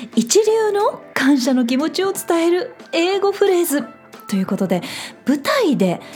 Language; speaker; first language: Japanese; native; Japanese